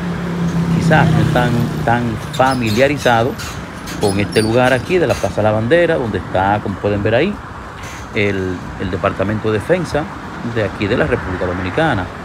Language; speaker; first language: Spanish; native; Spanish